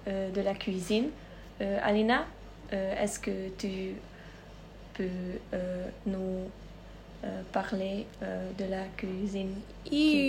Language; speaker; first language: French; non-native, learner; Hungarian